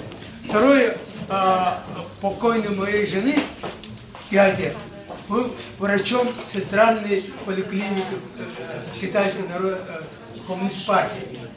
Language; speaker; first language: Russian; non-native, local second language; Tuvinian